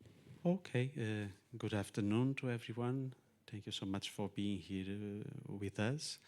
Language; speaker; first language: English; non-native, fluent; Portuguese